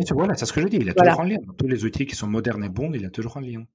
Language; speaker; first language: French; non-native, fluent; Ukrainian